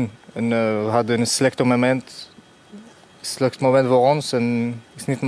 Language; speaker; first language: Dutch; non-native, fluent; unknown